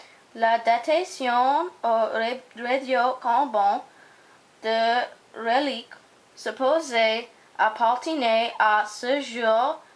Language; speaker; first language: French; non-native, learner; English